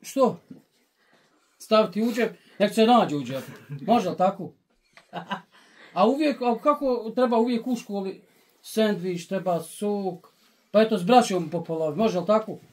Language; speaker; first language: Bosnian; native; Bosnian